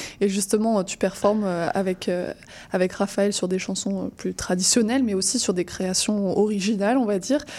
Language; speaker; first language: French; native; French